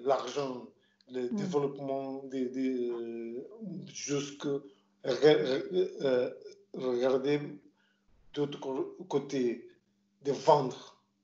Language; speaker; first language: French; non-native, local second language; Portuguese